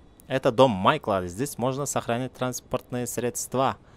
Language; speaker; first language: Russian; non-native, local second language; Kazakh